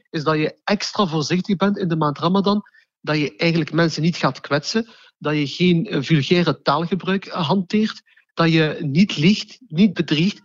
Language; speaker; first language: Dutch; early bilingual, other home language; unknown